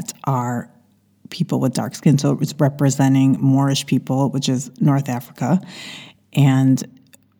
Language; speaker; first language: English; native; English